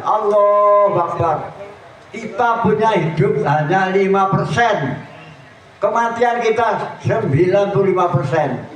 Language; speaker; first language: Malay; non-native, local second language; Javanese